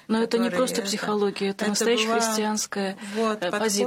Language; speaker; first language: Russian; native; Russian